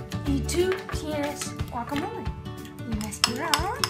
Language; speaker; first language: Spanish; non-native, learner; English